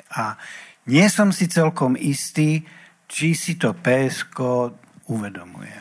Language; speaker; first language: Slovak; native; Slovak